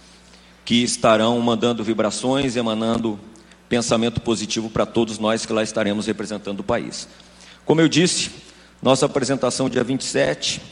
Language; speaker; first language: Portuguese; native; Portuguese